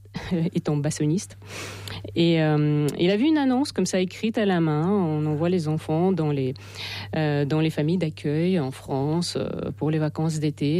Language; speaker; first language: French; non-native, fluent; Russian